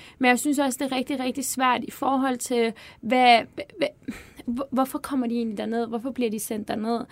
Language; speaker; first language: Danish; early bilingual, other home language; Turkish